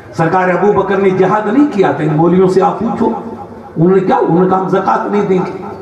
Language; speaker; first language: Urdu; non-native, local second language; Sindhi